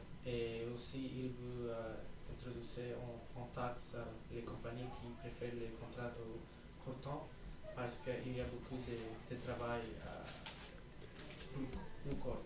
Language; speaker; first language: French; non-native, learner; English